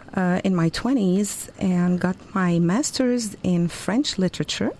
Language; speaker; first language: English; non-native, fluent; Arabic